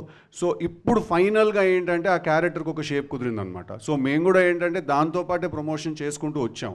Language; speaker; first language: Telugu; native; Telugu